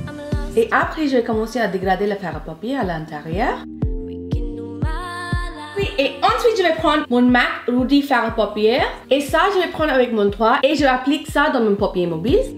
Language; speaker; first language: French; non-native, fluent; Hindi